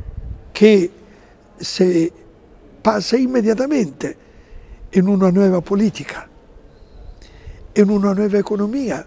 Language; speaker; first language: Spanish; non-native, fluent; Italian